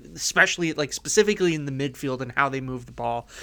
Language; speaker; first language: English; native; English